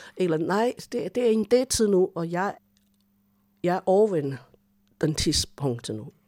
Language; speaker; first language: Danish; non-native, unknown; Chinese